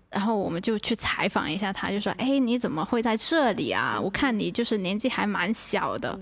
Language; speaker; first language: Chinese; non-native, local second language; Cantonese